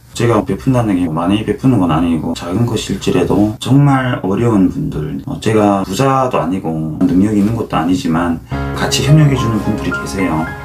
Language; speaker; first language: Korean; native; Korean